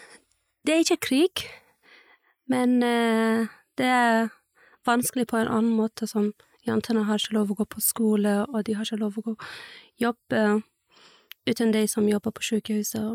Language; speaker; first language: Norwegian; non-native, learner; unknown